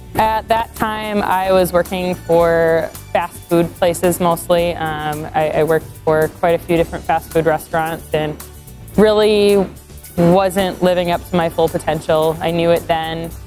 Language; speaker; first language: English; native; English